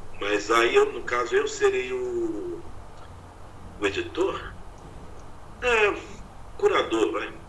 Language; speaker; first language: Portuguese; native; Portuguese